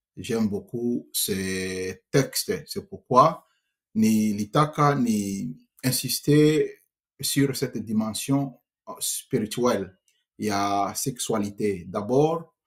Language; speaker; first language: French; non-native, local second language; Swahili